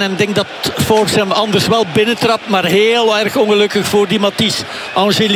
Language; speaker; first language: Dutch; native; Dutch